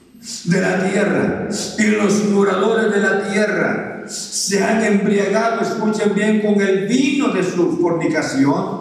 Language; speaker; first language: Spanish; native; Spanish